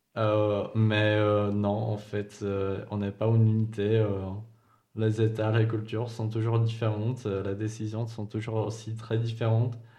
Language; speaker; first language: French; non-native, fluent; Czech